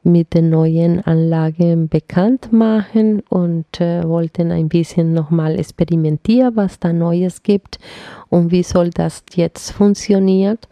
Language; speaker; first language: German; non-native, fluent; Spanish